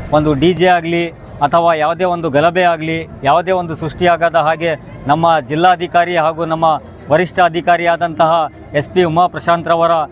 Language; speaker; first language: Kannada; non-native, local second language; Urdu